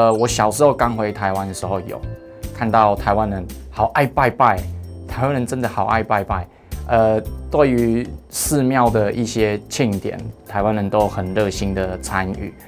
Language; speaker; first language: Chinese; early bilingual, heritage; Chinese